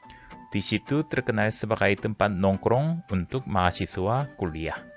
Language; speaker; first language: Indonesian; non-native, fluent; Korean